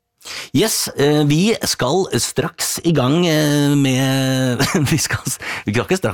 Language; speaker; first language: Norwegian; native; Norwegian